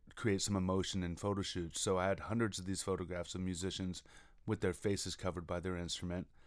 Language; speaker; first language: English; native; English